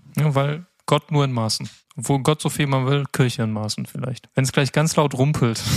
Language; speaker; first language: German; native; German